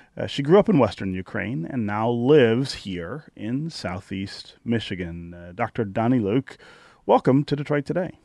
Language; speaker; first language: English; native; English